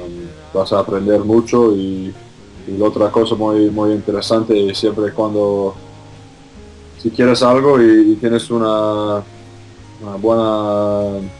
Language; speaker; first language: Spanish; non-native, fluent; English